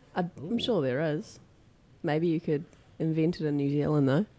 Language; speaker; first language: English; native; English